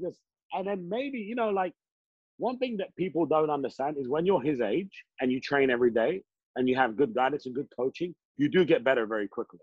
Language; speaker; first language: English; native; English